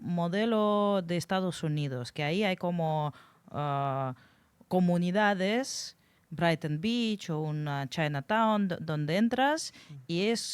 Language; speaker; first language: Spanish; non-native, fluent; Russian